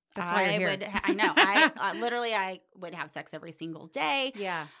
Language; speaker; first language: English; native; English